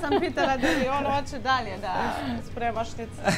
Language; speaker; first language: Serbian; non-native, learner; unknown